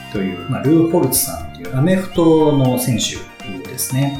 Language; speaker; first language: Japanese; native; Japanese